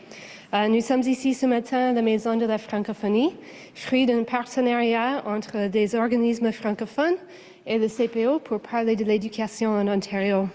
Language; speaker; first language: French; non-native, local second language; English